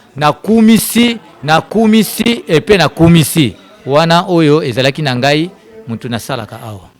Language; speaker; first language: Lingala; native; Lingala